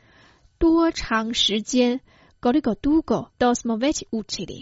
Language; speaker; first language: Croatian; non-native, fluent; Chinese